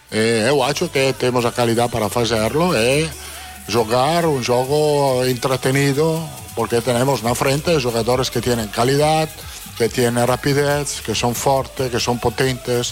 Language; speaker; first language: Portuguese; non-native, learner; Italian